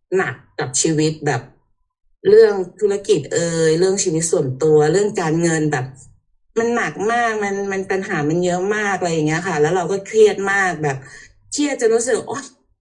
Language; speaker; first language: Thai; early bilingual, heritage; Thai